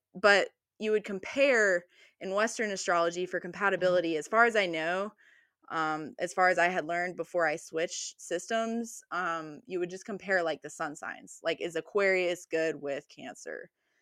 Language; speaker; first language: English; native; English